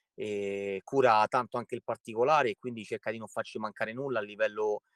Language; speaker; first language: Italian; native; Italian